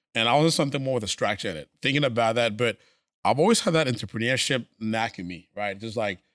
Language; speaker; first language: English; non-native, local second language; Akan